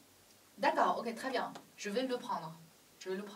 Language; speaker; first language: French; non-native, learner; Chinese